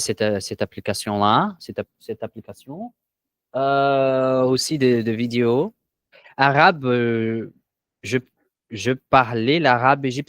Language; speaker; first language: French; non-native, learner; Portuguese